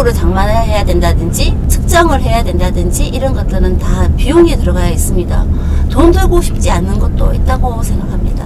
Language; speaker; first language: Korean; native; Korean